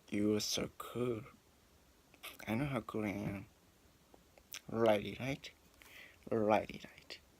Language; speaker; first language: English; non-native, learner; Japanese